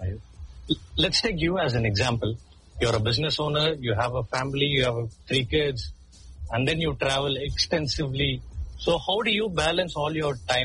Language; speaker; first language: English; non-native, local second language; Tamil